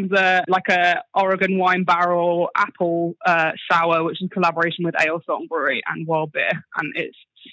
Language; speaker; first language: English; native; English